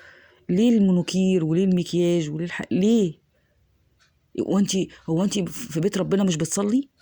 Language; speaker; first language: Arabic; native; Arabic